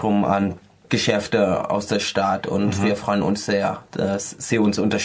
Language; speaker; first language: German; non-native, fluent; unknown